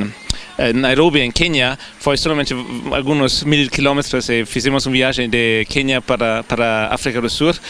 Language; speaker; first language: Portuguese; non-native, fluent; German